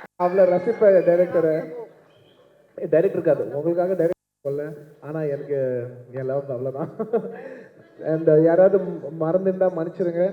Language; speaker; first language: Tamil; non-native, local second language; Telugu